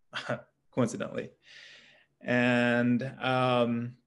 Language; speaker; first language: English; native; English